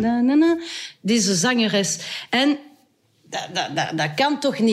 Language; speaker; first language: Dutch; non-native, local second language; French